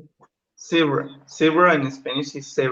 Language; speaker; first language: English; non-native, learner; Spanish